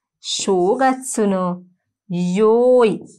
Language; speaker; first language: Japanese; non-native, learner; Sinhala